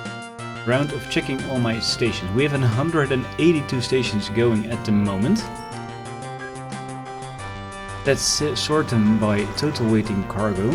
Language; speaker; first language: English; non-native, fluent; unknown